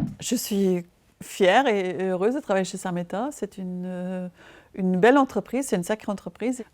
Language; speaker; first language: French; non-native, fluent; German